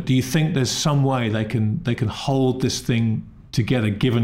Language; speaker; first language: English; native; English